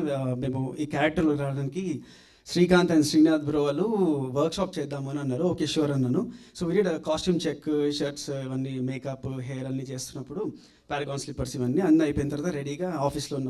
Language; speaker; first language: Telugu; native; Telugu